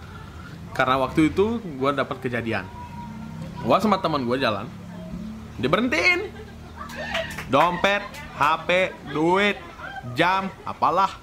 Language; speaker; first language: Indonesian; non-native, fluent; Russian